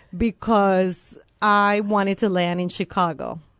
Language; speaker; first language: English; non-native, fluent; Spanish